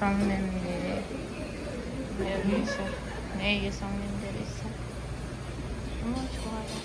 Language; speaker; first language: Korean; non-native, learner; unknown